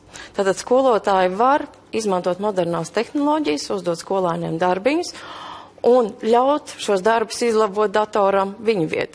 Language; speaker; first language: Latvian; native; Latvian